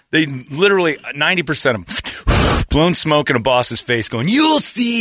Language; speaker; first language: English; native; English